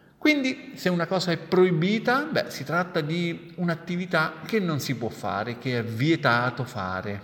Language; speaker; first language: Italian; native; Italian